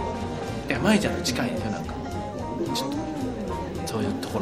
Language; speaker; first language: Japanese; native; Japanese